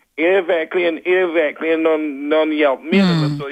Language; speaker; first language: Swedish; non-native, fluent; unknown